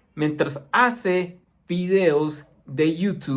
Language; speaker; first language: Spanish; early bilingual, heritage; Spanish